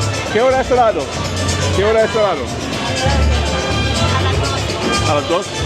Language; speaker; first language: Spanish; non-native, learner; English